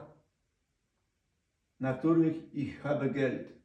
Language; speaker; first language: German; non-native, learner; Ukrainian